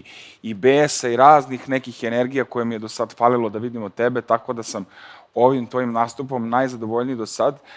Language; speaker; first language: Serbian; native; Serbian